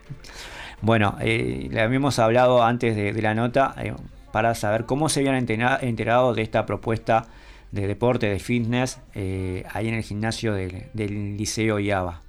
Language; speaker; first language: Spanish; native; Spanish